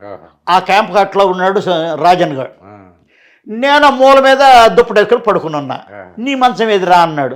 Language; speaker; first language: Telugu; native; Telugu